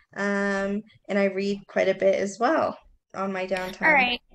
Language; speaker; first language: English; native; English